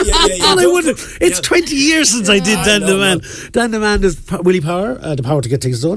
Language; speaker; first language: English; native; English